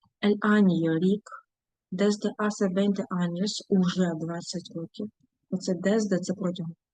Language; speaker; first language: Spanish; non-native, fluent; Ukrainian